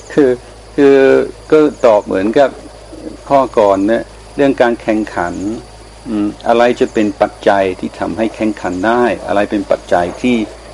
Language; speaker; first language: Thai; non-native, fluent; English